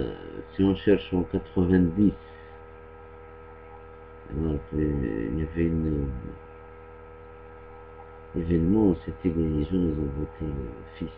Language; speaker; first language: French; non-native, local second language; Arabic